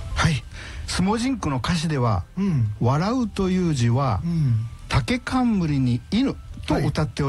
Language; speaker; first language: Japanese; native; Japanese